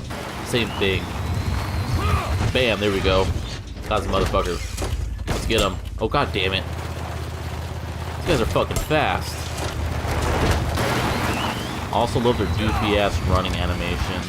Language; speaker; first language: English; native; English